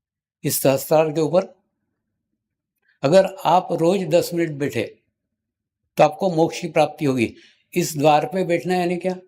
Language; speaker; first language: Hindi; native; Hindi